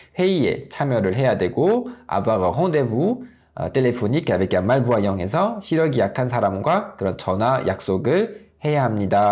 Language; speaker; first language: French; non-native, fluent; Korean